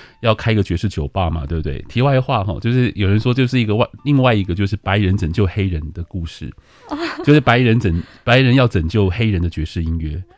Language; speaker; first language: Chinese; native; Chinese